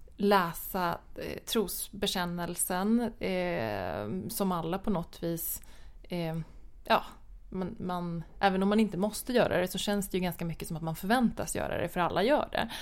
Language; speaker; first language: Swedish; native; Swedish